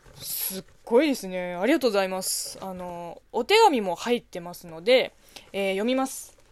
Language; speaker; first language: Japanese; non-native, fluent; Chinese